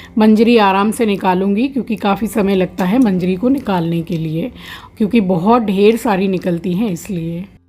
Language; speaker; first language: Hindi; native; Hindi